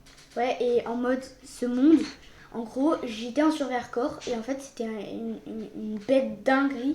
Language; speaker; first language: French; native; French